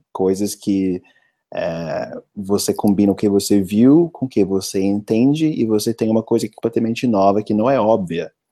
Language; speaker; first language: Portuguese; non-native, fluent; English